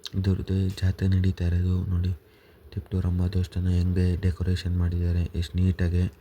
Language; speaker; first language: Kannada; native; Kannada